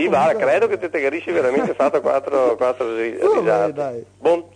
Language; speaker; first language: Italian; native; Italian